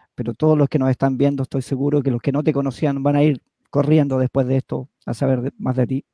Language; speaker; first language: Spanish; native; Spanish